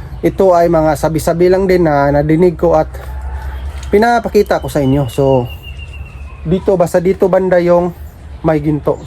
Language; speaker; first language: Filipino; non-native, local second language; Cebuano